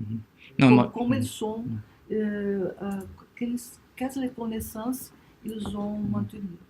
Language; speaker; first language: French; non-native, learner; Portuguese